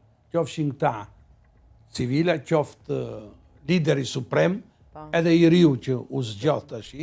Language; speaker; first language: Albanian; native; Albanian